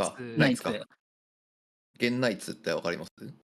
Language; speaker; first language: Japanese; native; Japanese